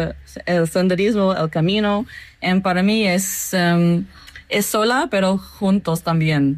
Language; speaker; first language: Spanish; non-native, learner; English